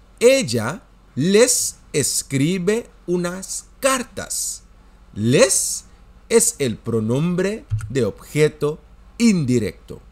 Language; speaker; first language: Spanish; non-native, fluent; Dutch